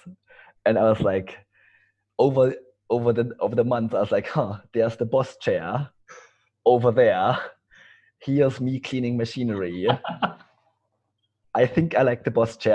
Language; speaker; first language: English; non-native, fluent; German